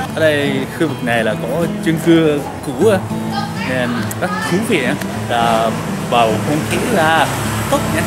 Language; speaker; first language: Vietnamese; non-native, learner; Japanese